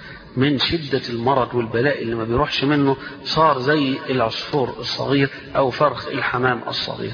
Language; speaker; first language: Arabic; native; Arabic